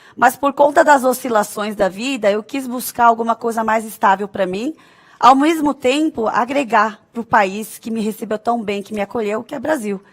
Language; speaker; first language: Portuguese; early bilingual, other home language; Korean